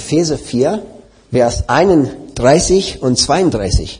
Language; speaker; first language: German; non-native, fluent; English